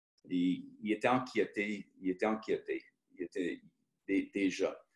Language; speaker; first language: French; early bilingual, heritage; French